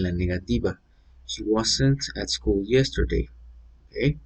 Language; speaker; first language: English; non-native, fluent; Spanish